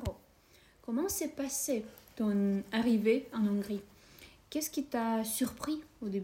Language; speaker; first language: French; non-native, fluent; Russian